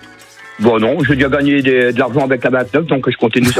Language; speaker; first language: French; native; French